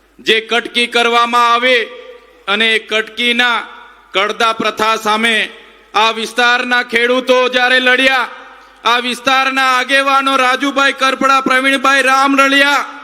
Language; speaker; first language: Gujarati; non-native, local second language; Vasavi